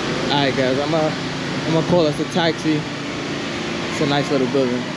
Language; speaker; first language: English; native; English